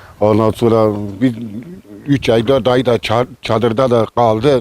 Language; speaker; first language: Turkish; non-native, local second language; Kurdish